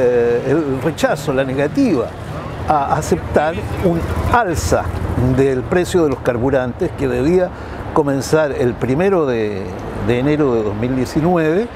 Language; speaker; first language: Spanish; native; Spanish